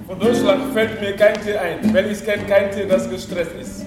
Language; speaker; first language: German; non-native, fluent; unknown